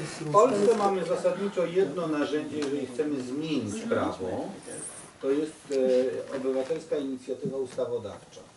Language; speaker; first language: Polish; native; Polish